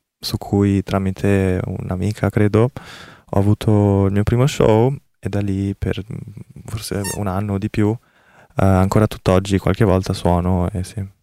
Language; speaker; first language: Italian; early bilingual, other home language; Korean